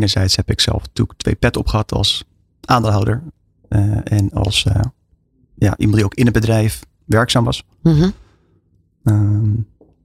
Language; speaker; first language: Dutch; native; Dutch